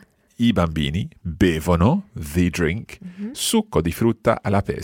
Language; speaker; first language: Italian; non-native, fluent; English